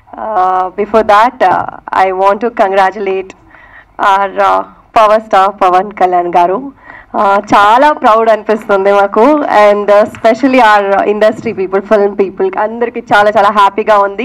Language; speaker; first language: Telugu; non-native, local second language; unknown